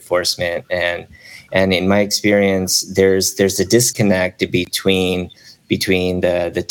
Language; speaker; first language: English; native; English